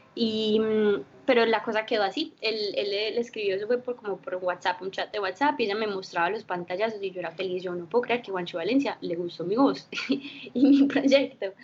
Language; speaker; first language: Spanish; early bilingual, heritage; Spanish